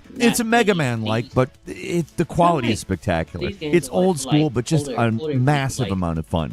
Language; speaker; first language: English; native; English